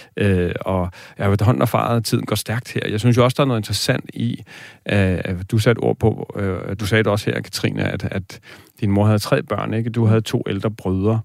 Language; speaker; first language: Danish; native; Danish